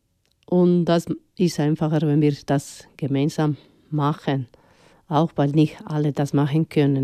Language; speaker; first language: German; non-native, fluent; Spanish